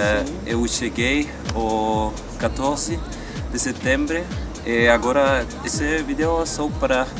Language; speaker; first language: Portuguese; non-native, learner; German